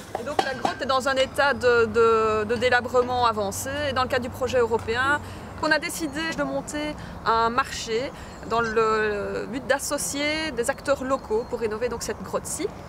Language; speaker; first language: French; native; French